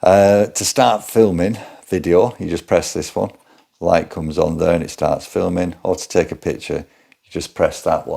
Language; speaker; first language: English; native; English